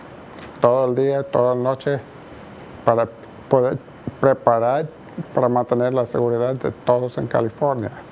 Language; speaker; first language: Spanish; non-native, fluent; English